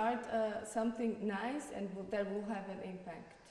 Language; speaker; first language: English; non-native, fluent; Portuguese